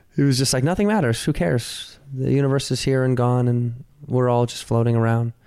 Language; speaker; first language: English; native; English